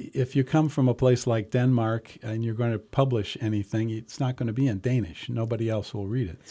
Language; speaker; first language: English; native; English